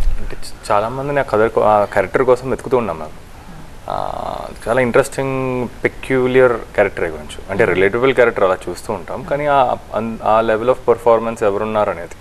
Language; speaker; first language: Telugu; native; Telugu